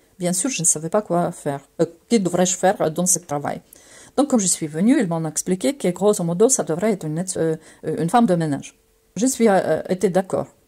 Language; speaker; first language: French; non-native, fluent; Russian